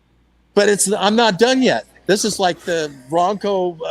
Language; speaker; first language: English; native; English